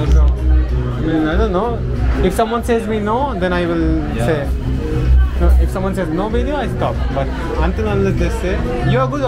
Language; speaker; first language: English; non-native, local second language; Hindi